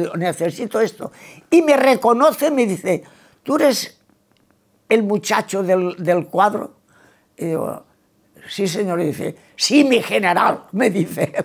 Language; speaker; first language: Spanish; non-native, local second language; Catalan